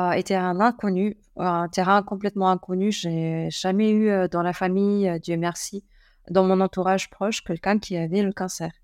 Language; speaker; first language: French; early bilingual, other home language; German